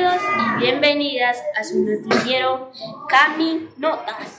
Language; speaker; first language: Spanish; native; Spanish